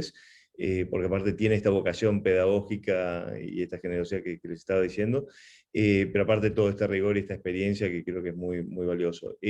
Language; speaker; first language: Spanish; native; Spanish